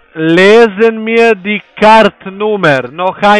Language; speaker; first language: German; non-native, learner; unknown